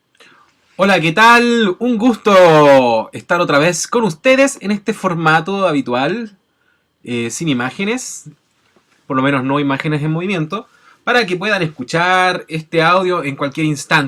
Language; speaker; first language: Spanish; native; Spanish